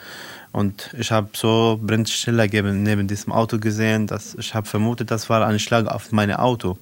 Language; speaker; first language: German; non-native, learner; Arabic